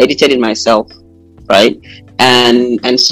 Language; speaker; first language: English; non-native, local second language; Hausa